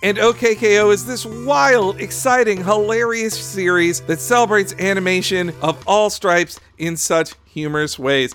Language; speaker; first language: English; native; English